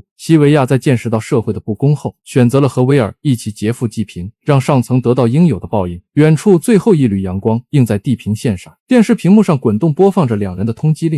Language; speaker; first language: Chinese; native; Chinese